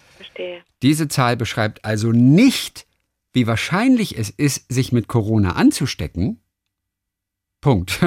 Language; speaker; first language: German; native; German